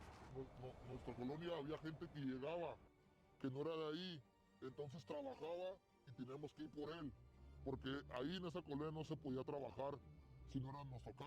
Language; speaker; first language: Spanish; native; Spanish